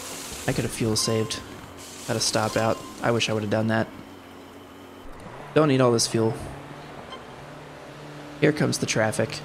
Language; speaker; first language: English; native; English